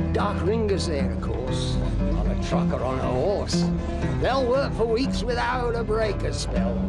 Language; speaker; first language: English; native; English